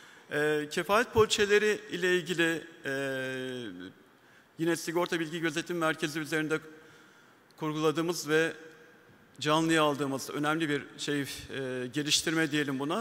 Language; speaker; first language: Turkish; native; Turkish